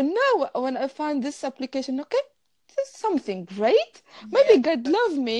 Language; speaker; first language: English; non-native, fluent; Arabic